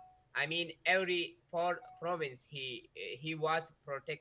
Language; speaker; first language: English; non-native, learner; Pashto